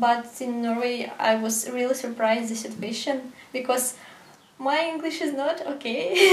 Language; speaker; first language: English; non-native, learner; Russian